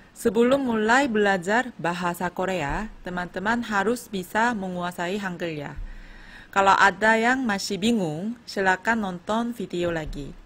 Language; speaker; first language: Indonesian; non-native, fluent; Korean